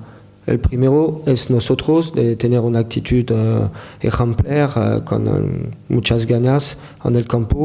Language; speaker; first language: Spanish; non-native, fluent; French